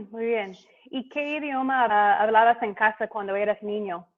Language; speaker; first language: Spanish; non-native, fluent; English